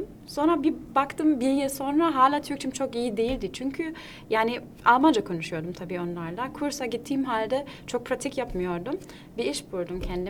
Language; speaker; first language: Turkish; non-native, fluent; German